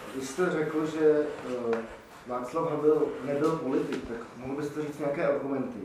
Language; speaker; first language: Czech; native; Czech